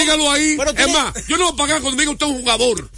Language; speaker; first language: Spanish; native; Spanish